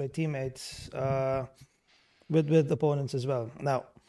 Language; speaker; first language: English; non-native, local second language; Cebuano